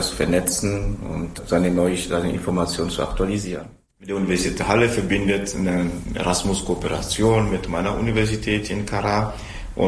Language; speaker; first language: German; non-native, fluent; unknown